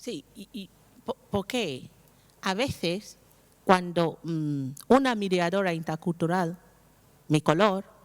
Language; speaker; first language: Spanish; non-native, learner; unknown